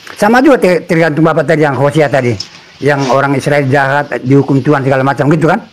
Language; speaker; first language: Indonesian; native; Indonesian